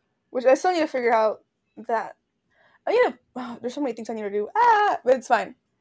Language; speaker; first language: English; early bilingual, other home language; Spanish